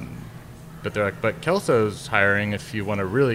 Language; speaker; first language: English; native; English